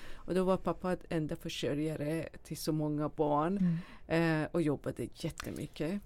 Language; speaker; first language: Swedish; non-native, fluent; Persian